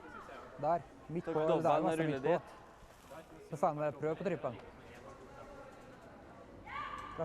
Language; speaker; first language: Swedish; native; Swedish